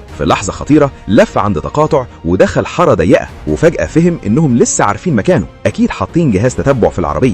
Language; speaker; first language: Arabic; native; Arabic